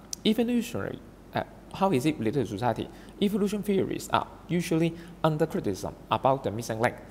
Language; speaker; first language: English; non-native, local second language; Cantonese